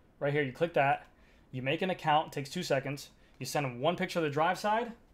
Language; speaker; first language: English; native; English